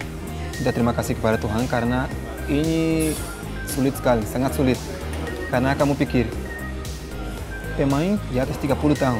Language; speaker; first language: Indonesian; non-native, fluent; Portuguese